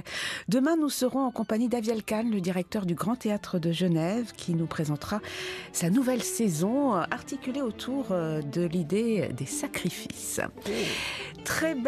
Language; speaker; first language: French; native; French